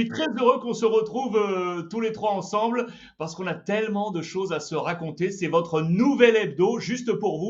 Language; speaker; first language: French; native; French